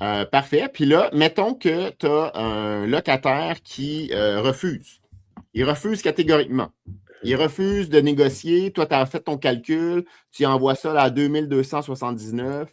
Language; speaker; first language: French; native; French